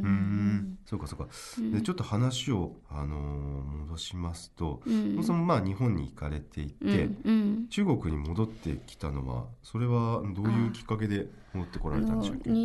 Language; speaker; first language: Japanese; native; Japanese